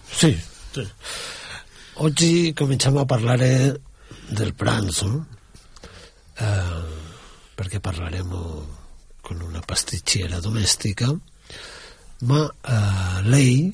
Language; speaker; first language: Italian; non-native, fluent; Catalan